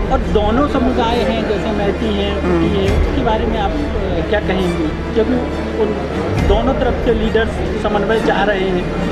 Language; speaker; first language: Hindi; native; Hindi